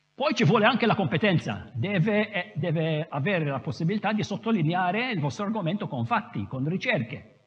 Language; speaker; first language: Italian; non-native, fluent; Maltese